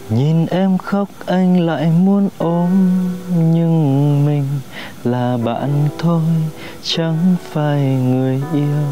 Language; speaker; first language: Vietnamese; native; Vietnamese